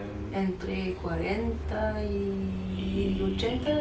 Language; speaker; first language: Spanish; non-native, fluent; French